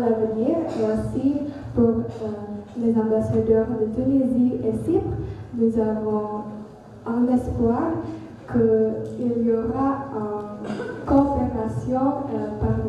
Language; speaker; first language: French; non-native, learner; Indonesian